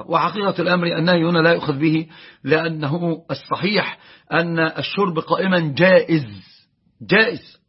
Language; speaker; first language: Arabic; native; Arabic